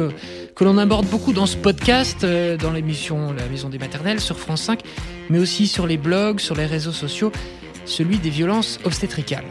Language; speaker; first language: French; native; French